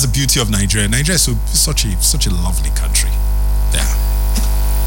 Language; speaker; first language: English; non-native, local second language; Igbo